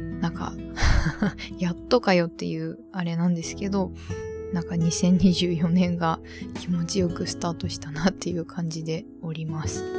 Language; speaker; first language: Japanese; native; Japanese